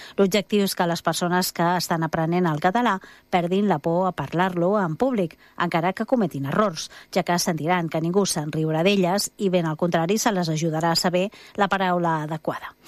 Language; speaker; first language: Catalan; native; Catalan